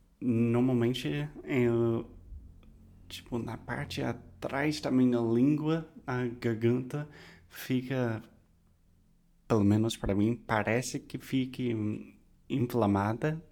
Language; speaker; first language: Portuguese; non-native, fluent; English